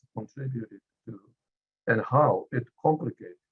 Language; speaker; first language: English; non-native, fluent; Japanese